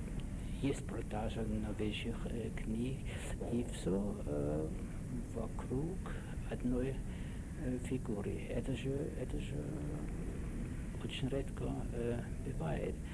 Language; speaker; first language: Russian; non-native, fluent; German